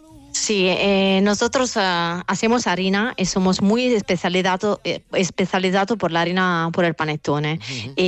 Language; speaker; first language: Spanish; non-native, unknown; Italian